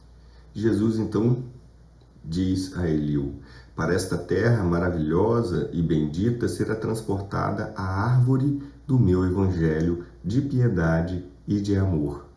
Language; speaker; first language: Portuguese; native; Portuguese